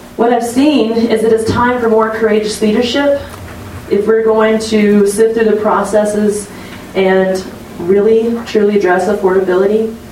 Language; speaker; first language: English; native; English